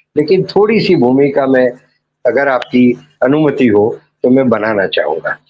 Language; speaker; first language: Hindi; non-native, local second language; Gujarati